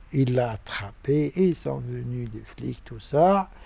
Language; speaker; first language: French; non-native, learner; Arabic